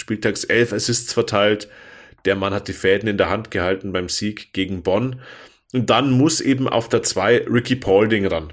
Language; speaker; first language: German; native; German